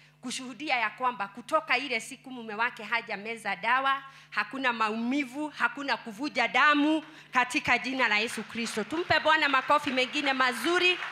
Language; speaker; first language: Swahili; non-native, local second language; Kikuyu